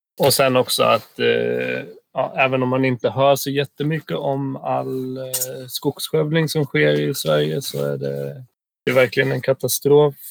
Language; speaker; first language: Swedish; native; Swedish